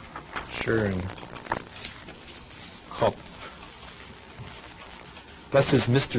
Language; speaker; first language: German; non-native, fluent; English